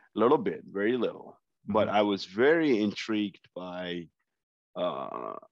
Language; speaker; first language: English; non-native, fluent; Arabic